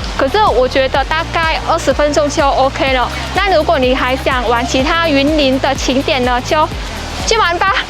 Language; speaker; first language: Chinese; non-native, fluent; Vietnamese